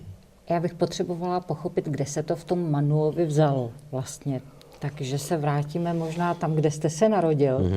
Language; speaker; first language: Czech; native; Czech